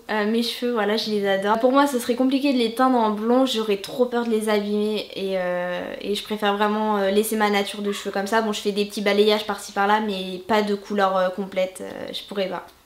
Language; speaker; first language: French; native; French